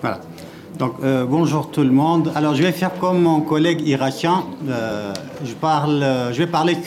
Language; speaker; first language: French; non-native, fluent; Kurdish